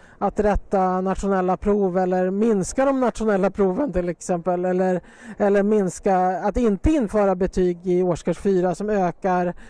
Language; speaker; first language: Swedish; native; Swedish